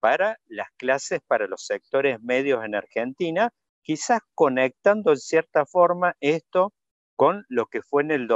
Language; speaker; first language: Spanish; native; Spanish